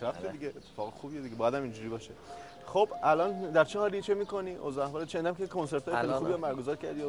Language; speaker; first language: Persian; native; Persian